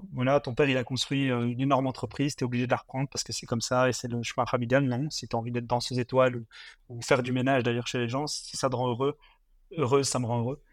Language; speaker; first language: French; native; French